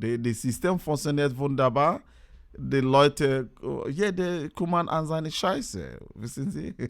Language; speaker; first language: German; non-native, learner; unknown